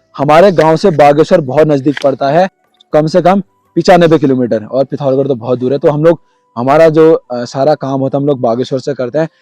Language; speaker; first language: Hindi; native; Hindi